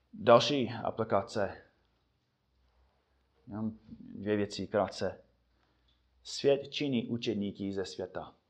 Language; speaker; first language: Czech; non-native, fluent; English